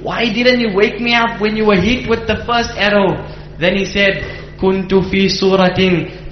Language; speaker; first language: English; native; English